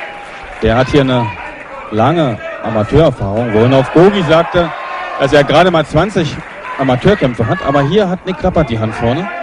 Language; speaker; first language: German; native; German